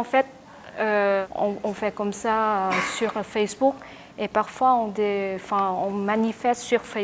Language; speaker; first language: French; non-native, learner; Vietnamese